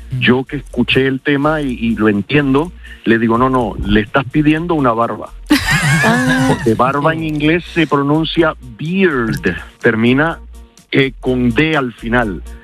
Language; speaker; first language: Spanish; early bilingual, heritage; Spanish